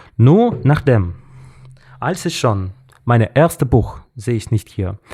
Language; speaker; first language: German; non-native, learner; Russian